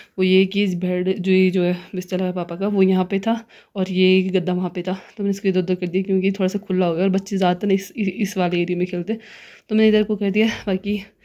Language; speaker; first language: Hindi; non-native, local second language; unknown